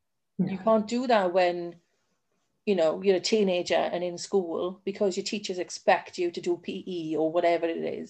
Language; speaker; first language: English; native; English